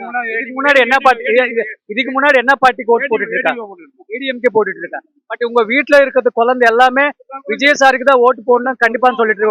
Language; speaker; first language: Tamil; non-native, learner; Telugu